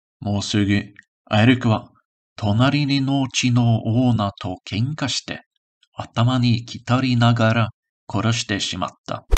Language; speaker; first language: Japanese; non-native, learner; English